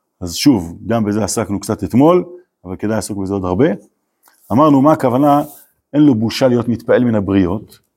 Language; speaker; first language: Hebrew; native; Hebrew